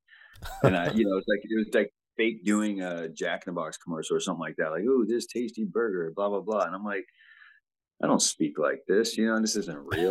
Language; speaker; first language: English; native; English